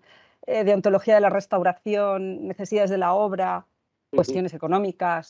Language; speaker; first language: Spanish; native; Spanish